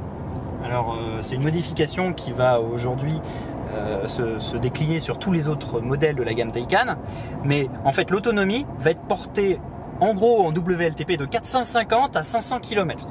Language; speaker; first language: French; native; French